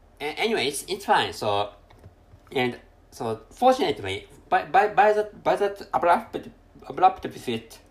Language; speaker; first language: English; non-native, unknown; Japanese